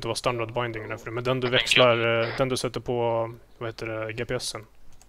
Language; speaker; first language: Swedish; native; Swedish